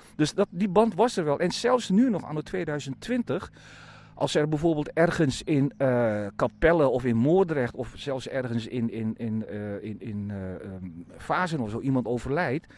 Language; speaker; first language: Dutch; native; Dutch